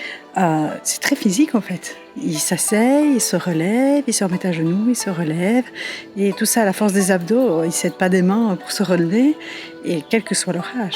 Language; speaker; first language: French; native; French